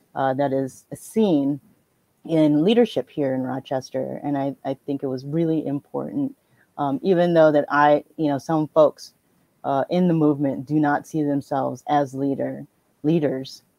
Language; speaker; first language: English; native; English